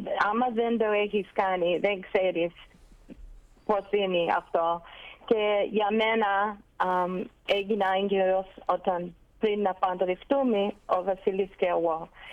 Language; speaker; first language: Greek; non-native, learner; English